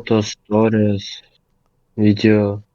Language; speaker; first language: English; non-native, learner; Russian